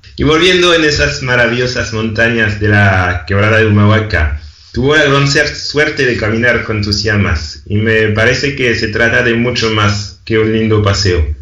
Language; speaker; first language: Spanish; non-native, fluent; French